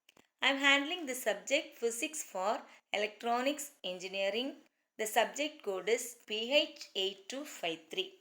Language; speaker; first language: English; non-native, local second language; Tamil